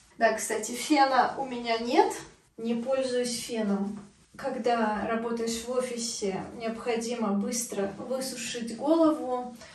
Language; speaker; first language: Russian; native; Russian